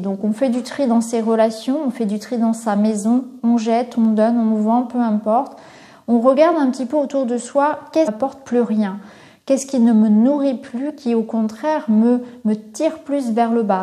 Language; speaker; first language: French; native; French